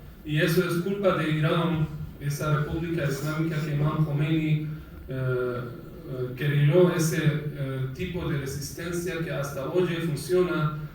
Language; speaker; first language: Spanish; non-native, fluent; Persian